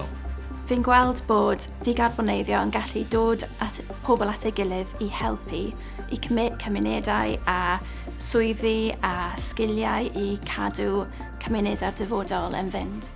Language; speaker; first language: Welsh; non-native, local second language; English